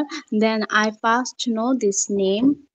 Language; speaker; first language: English; non-native, learner; Bangla